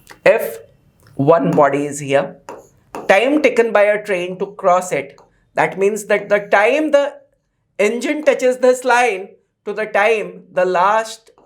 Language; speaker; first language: English; non-native, local second language; Hindi